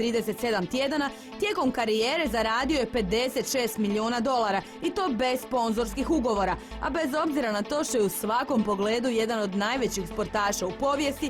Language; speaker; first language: Croatian; native; Croatian